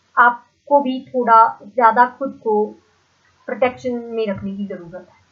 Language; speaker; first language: Hindi; non-native, local second language; Marathi